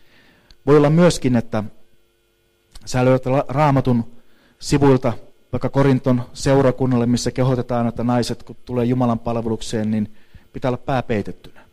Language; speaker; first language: Finnish; native; Finnish